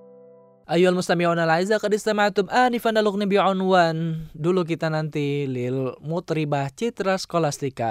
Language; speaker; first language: Arabic; non-native, fluent; Indonesian